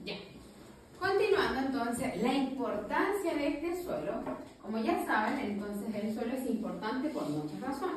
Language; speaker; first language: Spanish; native; Spanish